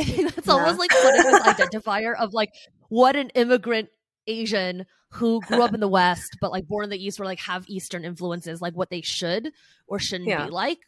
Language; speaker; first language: English; early bilingual, other home language; Chinese